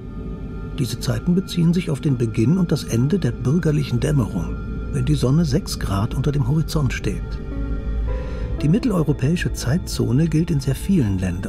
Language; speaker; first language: German; native; German